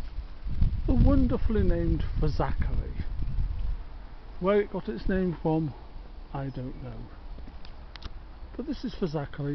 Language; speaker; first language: English; native; English